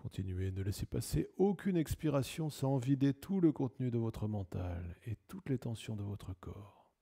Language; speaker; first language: French; native; French